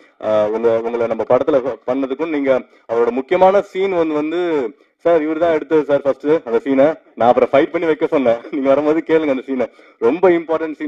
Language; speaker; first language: Tamil; native; Tamil